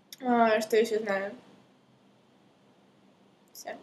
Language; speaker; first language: Russian; native; Russian